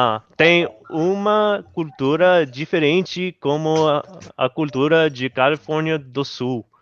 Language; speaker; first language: Portuguese; non-native, learner; English